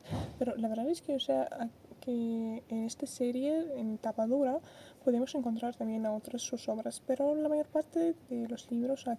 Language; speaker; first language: Spanish; non-native, fluent; Russian